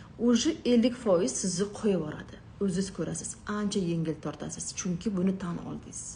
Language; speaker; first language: Uzbek; non-native, local second language; Russian